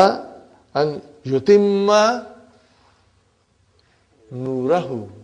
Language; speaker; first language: Arabic; non-native, fluent; English